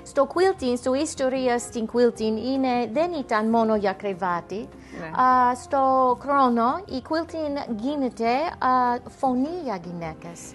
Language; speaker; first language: Greek; non-native, learner; English